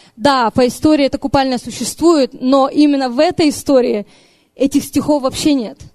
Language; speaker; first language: Russian; early bilingual, heritage; Russian